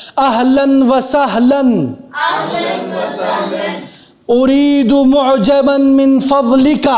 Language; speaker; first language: Arabic; non-native, fluent; Urdu